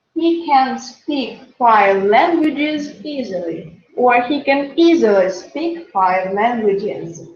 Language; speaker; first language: English; non-native, fluent; Russian